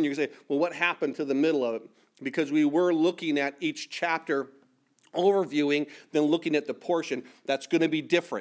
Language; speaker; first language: English; native; English